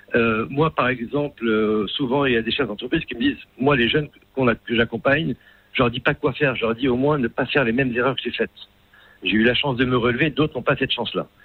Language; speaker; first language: French; non-native, local second language; Arabic